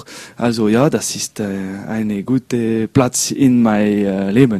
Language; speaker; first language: German; non-native, learner; French